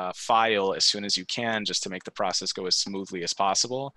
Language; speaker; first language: English; early bilingual, other home language; Spanish